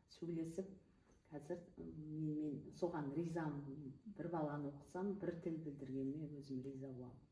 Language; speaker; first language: Kazakh; native; Kazakh